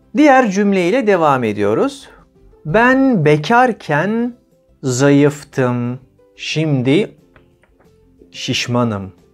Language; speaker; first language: Turkish; native; Turkish